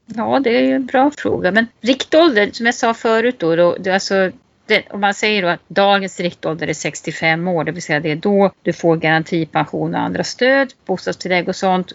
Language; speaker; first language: Swedish; native; Swedish